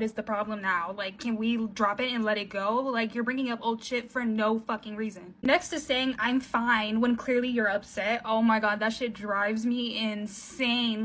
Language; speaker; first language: English; native; English